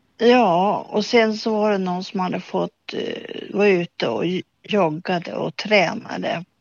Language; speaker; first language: Swedish; native; Swedish